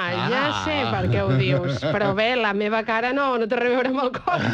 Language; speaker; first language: Catalan; native; Catalan